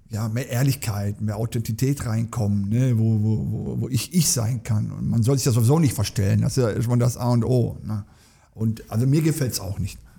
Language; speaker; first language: German; native; German